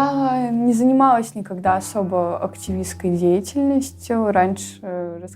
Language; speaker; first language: Russian; native; Russian